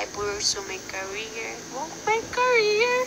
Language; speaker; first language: English; non-native, local second language; Filipino